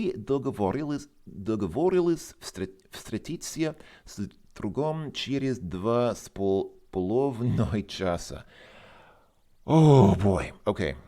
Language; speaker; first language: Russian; non-native, fluent; English